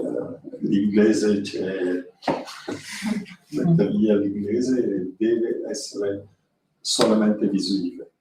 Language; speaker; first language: Italian; non-native, learner; French